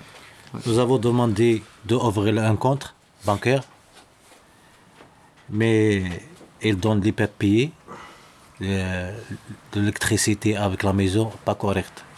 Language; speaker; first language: French; non-native, learner; Arabic